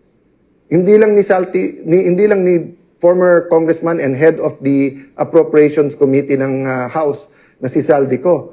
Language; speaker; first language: Filipino; native; Filipino